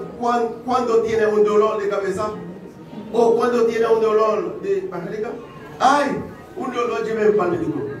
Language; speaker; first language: Spanish; non-native, learner; Haitian Creole